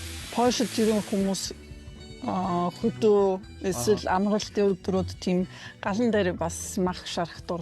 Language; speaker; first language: Mongolian; non-native, fluent; Polish